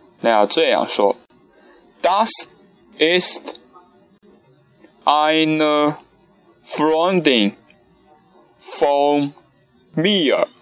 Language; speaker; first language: German; non-native, learner; Chinese